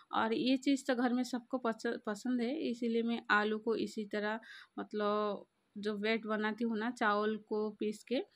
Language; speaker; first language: Hindi; non-native, local second language; Odia